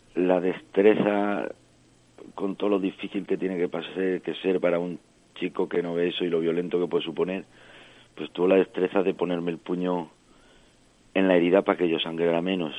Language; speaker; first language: Spanish; early bilingual, heritage; French